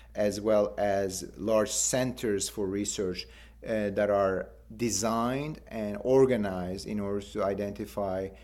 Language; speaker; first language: English; non-native, fluent; Turkish